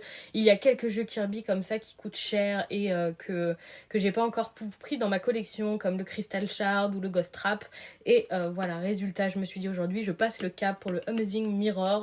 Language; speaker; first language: French; native; French